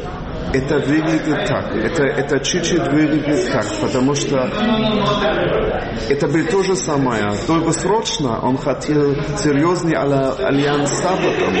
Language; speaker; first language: Russian; non-native, fluent; German